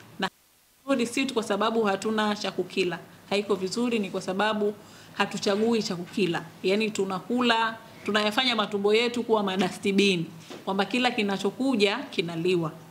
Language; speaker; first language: Swahili; native; Swahili